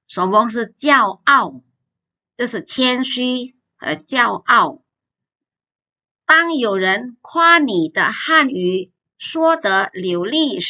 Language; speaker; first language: Chinese; non-native, fluent; Indonesian